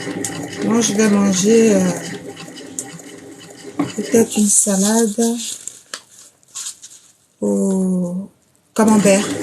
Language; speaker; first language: French; native; French